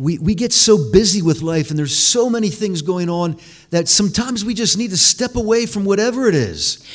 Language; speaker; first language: English; native; English